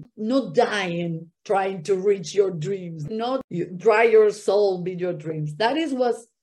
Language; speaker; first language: English; non-native, fluent; Spanish